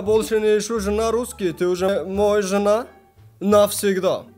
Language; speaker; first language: Russian; non-native, learner; Tajik